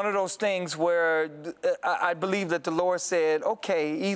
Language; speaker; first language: English; native; English